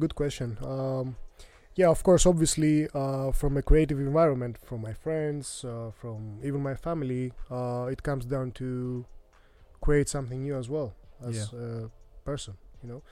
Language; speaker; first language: English; non-native, fluent; Greek